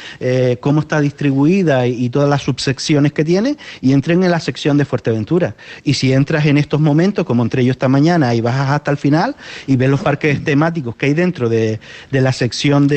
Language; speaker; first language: Spanish; native; Spanish